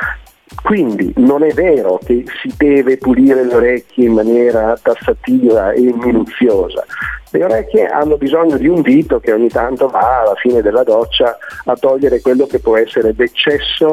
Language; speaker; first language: Italian; native; Italian